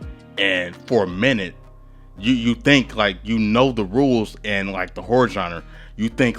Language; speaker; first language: English; native; English